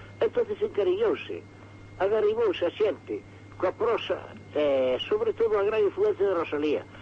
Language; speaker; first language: Galician; native; Galician